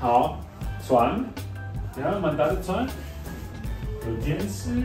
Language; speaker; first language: Chinese; non-native, fluent; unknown